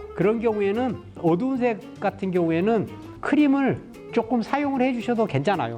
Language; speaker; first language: Korean; native; Korean